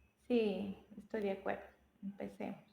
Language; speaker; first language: Spanish; native; Spanish